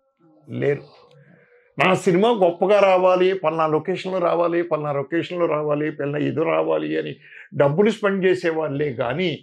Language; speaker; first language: Telugu; native; Telugu